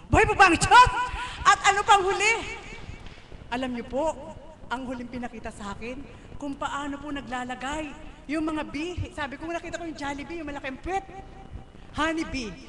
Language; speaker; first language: Filipino; non-native, local second language; Cebuano